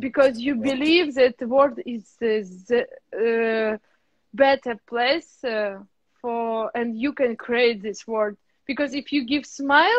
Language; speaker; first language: English; non-native, learner; Russian